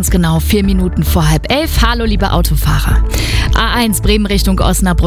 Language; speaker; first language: German; native; German